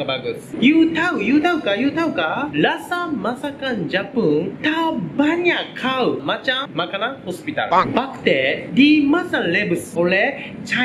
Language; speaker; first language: Indonesian; non-native, learner; Japanese